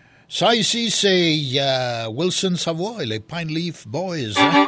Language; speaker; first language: French; early bilingual, heritage; French